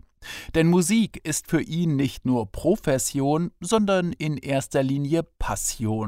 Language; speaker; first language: German; native; German